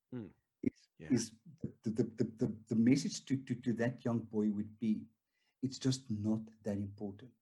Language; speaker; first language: English; non-native, local second language; Afrikaans